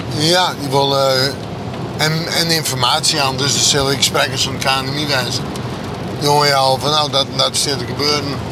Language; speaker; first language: Dutch; non-native, local second language; Western Frisian